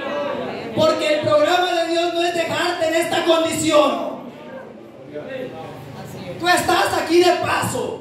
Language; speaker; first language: Spanish; native; Spanish